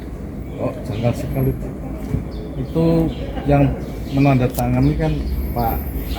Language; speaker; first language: Indonesian; native; Indonesian